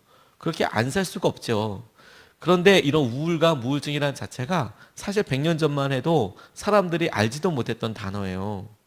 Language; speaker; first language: Korean; native; Korean